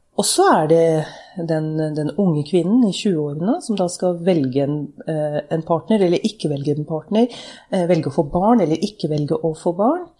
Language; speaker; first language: Norwegian; early bilingual, other home language; Urdu